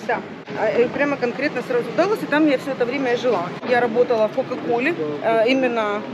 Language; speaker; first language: Russian; native; Russian